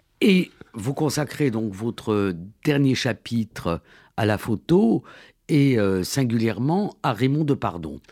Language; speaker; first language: French; native; French